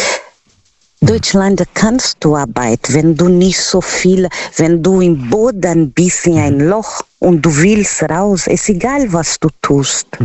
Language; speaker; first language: German; non-native, fluent; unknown